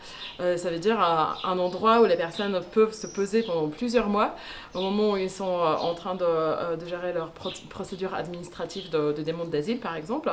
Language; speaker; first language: French; native; French